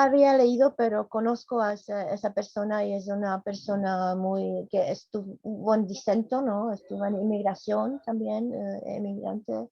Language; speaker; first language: Spanish; non-native, fluent; Czech